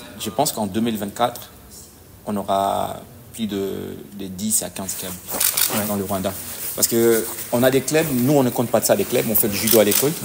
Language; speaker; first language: French; non-native, local second language; Lingala